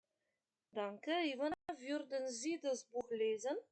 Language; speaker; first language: German; non-native, fluent; Macedonian